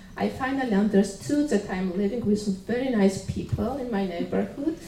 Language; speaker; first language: English; non-native, fluent; Georgian